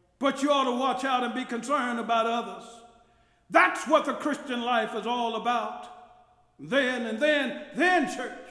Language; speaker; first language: English; native; English